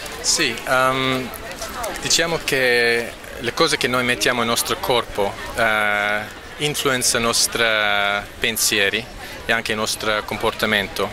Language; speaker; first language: Italian; non-native, fluent; English